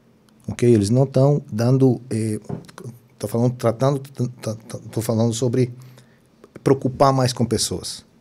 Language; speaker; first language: Portuguese; non-native, fluent; Hebrew